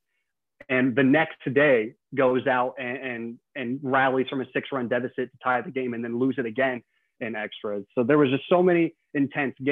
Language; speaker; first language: English; native; English